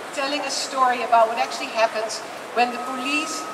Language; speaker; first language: English; non-native, fluent; Dutch